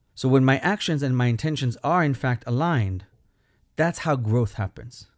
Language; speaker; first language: English; non-native, fluent; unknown